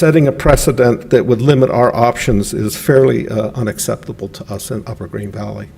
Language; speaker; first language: English; native; English